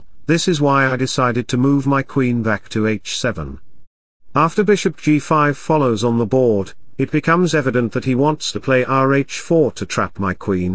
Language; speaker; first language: English; non-native, local second language; Hindi